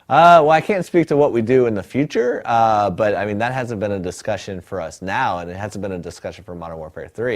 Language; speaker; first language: English; native; English